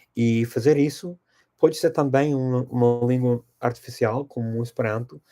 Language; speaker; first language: Portuguese; non-native, fluent; English